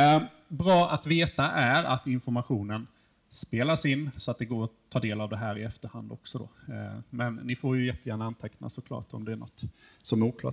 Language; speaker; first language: Swedish; native; Swedish